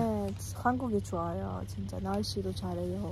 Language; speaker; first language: Korean; non-native, learner; Persian